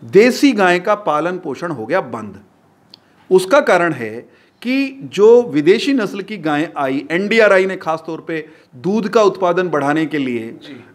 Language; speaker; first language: Hindi; native; Hindi